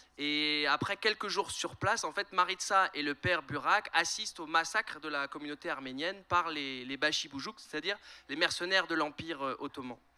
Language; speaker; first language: French; native; French